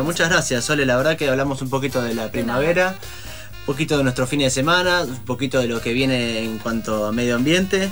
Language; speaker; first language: Spanish; native; Spanish